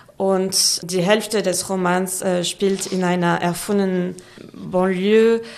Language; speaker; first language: German; non-native, fluent; French